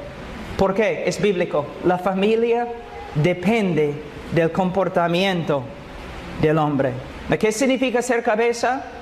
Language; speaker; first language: Spanish; non-native, fluent; English